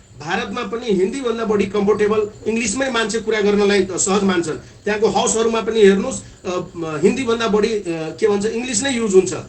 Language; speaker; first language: Nepali; non-native, local second language; Maithili